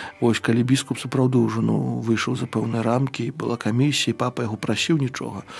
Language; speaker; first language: Belarusian; native; Belarusian